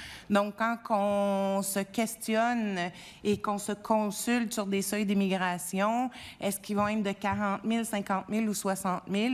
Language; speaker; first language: French; native; French